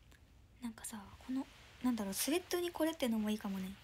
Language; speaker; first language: Japanese; native; Japanese